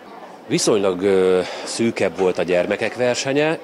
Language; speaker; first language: Hungarian; native; Hungarian